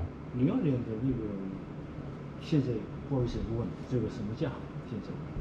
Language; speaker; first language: Chinese; non-native, fluent; Korean